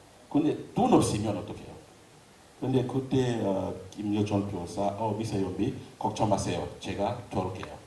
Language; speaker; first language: Korean; non-native, learner; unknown